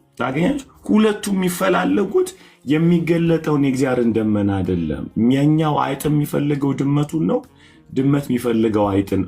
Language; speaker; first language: Amharic; non-native, local second language; Somali